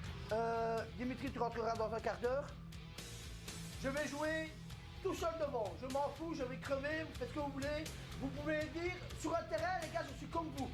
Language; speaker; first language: French; native; French